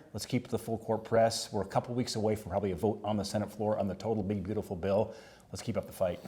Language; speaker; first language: English; native; English